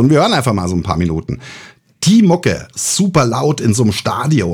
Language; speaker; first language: German; native; German